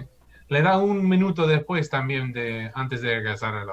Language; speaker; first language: Spanish; non-native, fluent; English